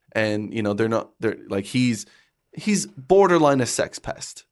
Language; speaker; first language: English; native; English